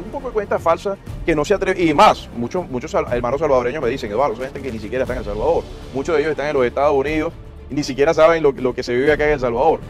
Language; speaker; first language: Spanish; native; Spanish